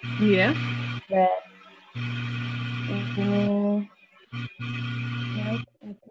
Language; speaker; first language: English; non-native, fluent; Dutch